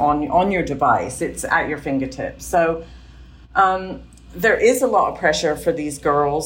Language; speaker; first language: English; native; English